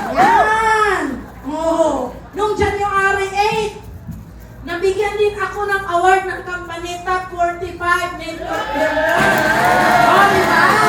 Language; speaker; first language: Filipino; non-native, local second language; Cebuano